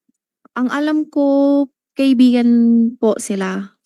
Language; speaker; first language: Filipino; non-native, local second language; Chinese